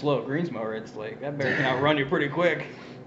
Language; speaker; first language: English; native; English